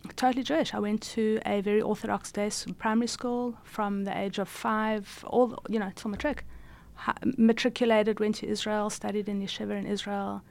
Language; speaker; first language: English; native; English